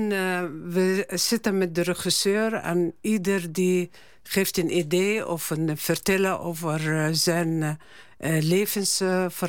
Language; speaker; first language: Dutch; non-native, learner; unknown